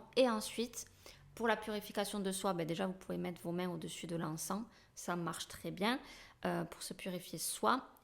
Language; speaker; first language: French; native; French